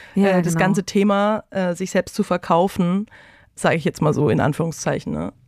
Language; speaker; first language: German; native; German